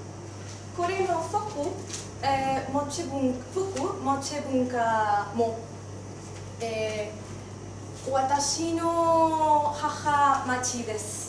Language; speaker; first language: Japanese; non-native, learner; Spanish